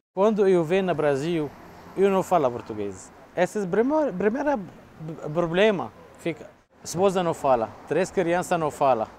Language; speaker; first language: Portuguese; non-native, learner; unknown